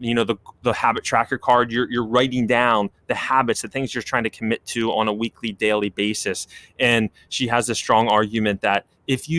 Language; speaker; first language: English; native; English